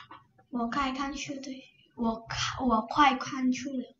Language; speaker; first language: Chinese; non-native, learner; Indonesian